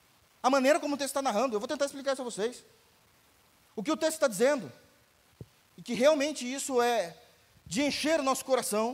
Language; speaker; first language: Portuguese; native; Portuguese